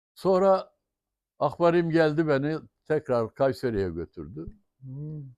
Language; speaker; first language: Turkish; native; Turkish